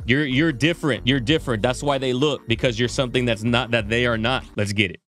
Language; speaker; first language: English; native; English